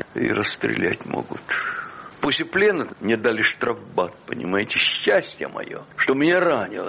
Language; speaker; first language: Russian; native; Russian